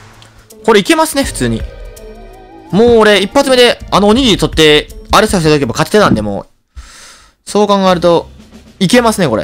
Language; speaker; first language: Japanese; native; Japanese